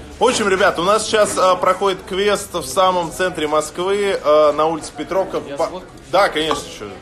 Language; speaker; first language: Russian; native; Russian